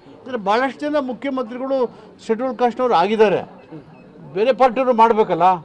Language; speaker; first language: Kannada; native; Kannada